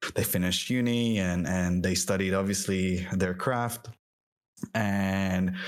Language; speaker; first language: English; non-native, fluent; French